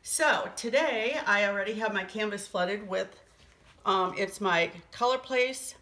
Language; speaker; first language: English; native; English